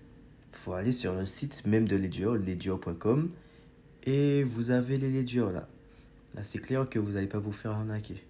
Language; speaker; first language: French; native; French